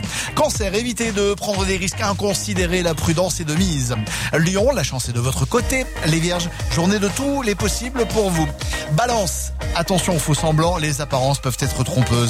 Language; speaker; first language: French; native; French